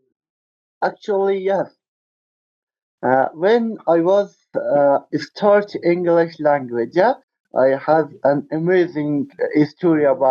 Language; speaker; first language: English; non-native, learner; Persian